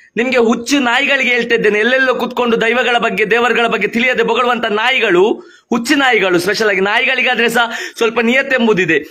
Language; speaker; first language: Kannada; non-native, local second language; Tulu